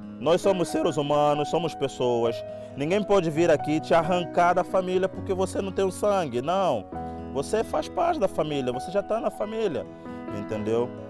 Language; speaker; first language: Portuguese; native; Portuguese